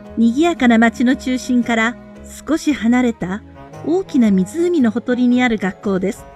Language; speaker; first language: Japanese; native; Japanese